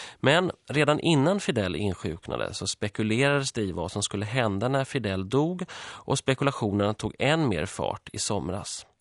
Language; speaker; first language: Swedish; early bilingual, other home language; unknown